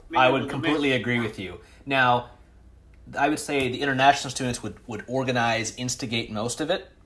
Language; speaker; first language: English; native; English